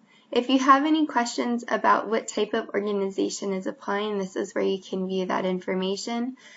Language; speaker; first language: English; native; English